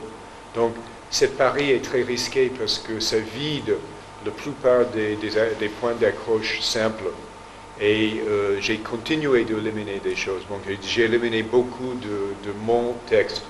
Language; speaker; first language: French; non-native, fluent; English